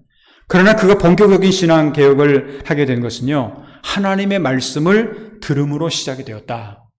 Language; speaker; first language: Korean; native; Korean